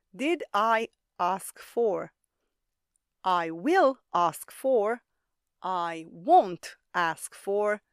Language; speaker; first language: English; non-native, fluent; Romanian